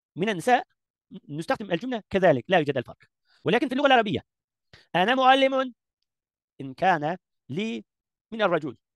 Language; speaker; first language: Arabic; non-native, learner; Turkish